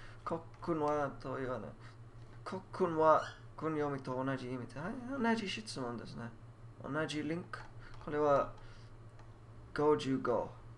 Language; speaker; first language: Japanese; non-native, learner; English